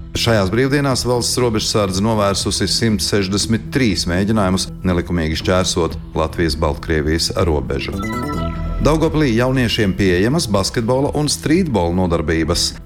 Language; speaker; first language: Latvian; native; Latvian